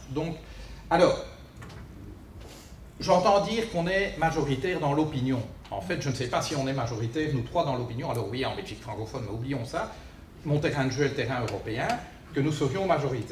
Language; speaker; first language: French; native; French